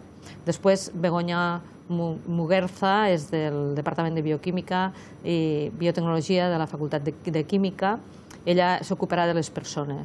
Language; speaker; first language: Catalan; native; Catalan